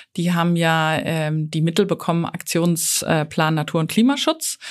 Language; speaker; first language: German; native; German